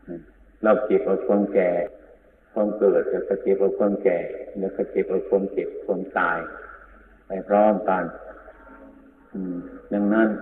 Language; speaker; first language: Thai; native; Thai